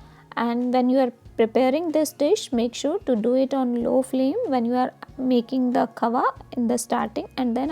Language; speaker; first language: English; non-native, local second language; Hindi